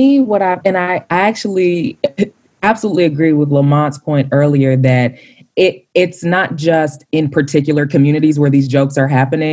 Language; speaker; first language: English; native; English